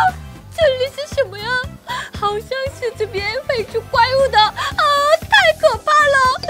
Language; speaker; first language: Chinese; non-native, fluent; Korean